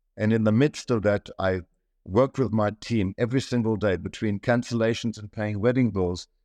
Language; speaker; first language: English; native; English